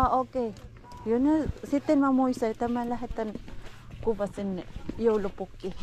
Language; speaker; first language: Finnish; non-native, learner; Filipino